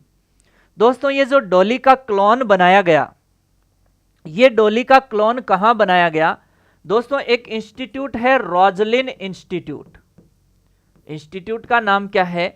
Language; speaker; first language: Hindi; native; Hindi